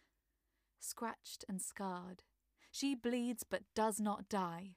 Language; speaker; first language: English; native; English